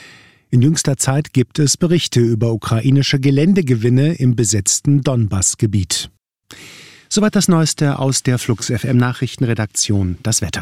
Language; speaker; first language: German; native; German